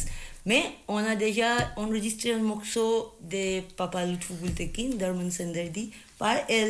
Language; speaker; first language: French; non-native, learner; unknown